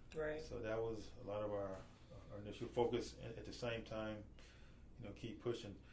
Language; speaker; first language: English; native; English